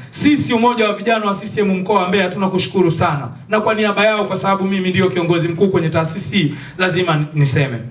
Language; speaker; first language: Swahili; native; Swahili